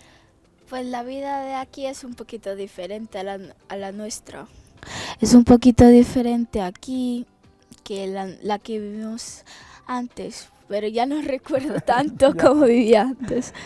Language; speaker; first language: Spanish; early bilingual, other home language; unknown